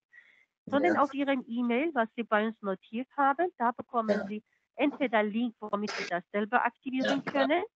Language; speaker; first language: German; non-native, fluent; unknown